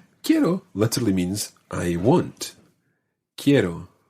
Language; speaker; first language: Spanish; non-native, fluent; English